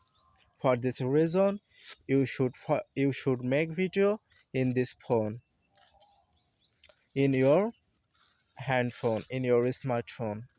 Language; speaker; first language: English; non-native, learner; Bangla